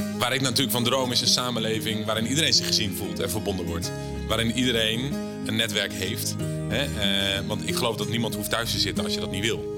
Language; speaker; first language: Dutch; native; Dutch